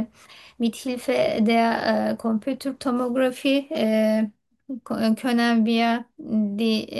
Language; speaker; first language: German; non-native, learner; Turkish